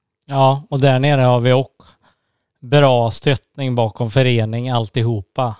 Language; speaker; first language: Swedish; native; Swedish